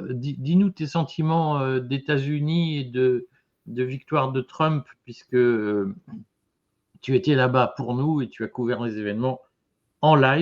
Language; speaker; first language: French; native; French